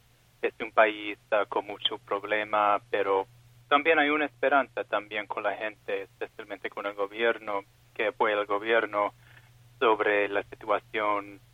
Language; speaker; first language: Spanish; non-native, fluent; English